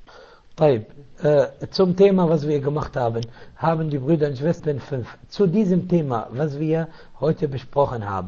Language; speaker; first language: German; non-native, fluent; Arabic